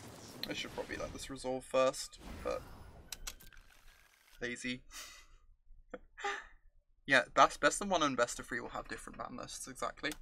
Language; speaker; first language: English; native; English